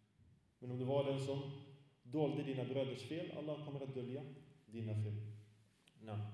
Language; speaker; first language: Swedish; early bilingual, other home language; Arabic